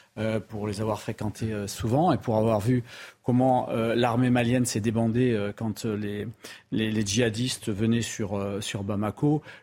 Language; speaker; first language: French; native; French